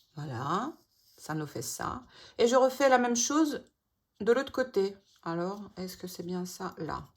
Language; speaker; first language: French; non-native, fluent; Russian